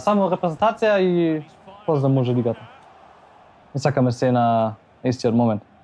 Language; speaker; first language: Macedonian; early bilingual, heritage; German